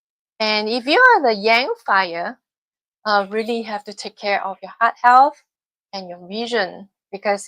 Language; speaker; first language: English; non-native, fluent; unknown